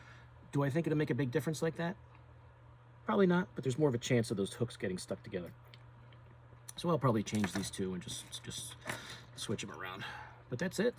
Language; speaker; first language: English; native; English